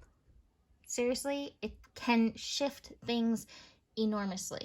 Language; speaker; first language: English; native; English